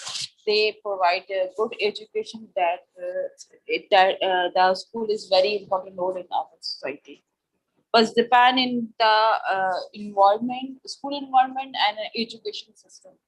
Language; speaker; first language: English; non-native, learner; Urdu